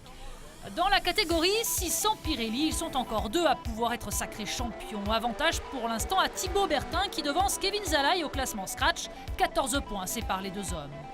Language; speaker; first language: French; native; French